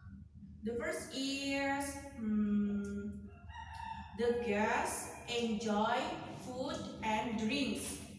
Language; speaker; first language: English; non-native, learner; Indonesian